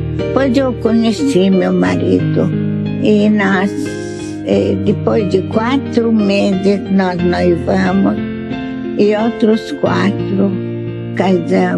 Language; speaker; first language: Portuguese; non-native, fluent; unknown